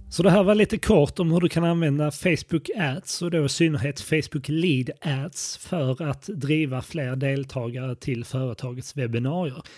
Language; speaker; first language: Swedish; native; Swedish